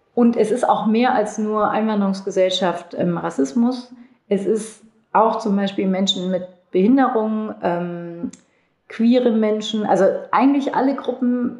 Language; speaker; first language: German; early bilingual, other home language; Turkish